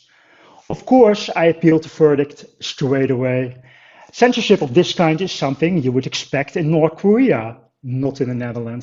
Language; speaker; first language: English; non-native, fluent; Dutch